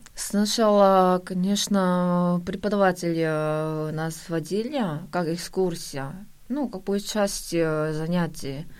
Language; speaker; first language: Russian; non-native, fluent; Korean